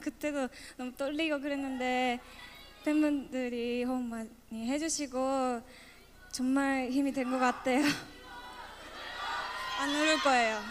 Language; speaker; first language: Korean; non-native, local second language; Japanese